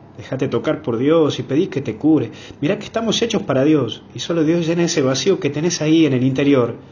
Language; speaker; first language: Spanish; native; Spanish